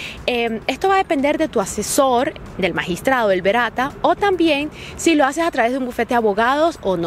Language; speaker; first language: Spanish; native; Spanish